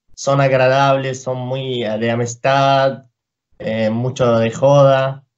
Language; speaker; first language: Spanish; non-native, fluent; Arabic